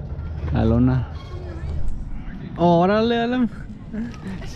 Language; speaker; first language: Spanish; early bilingual, heritage; Spanish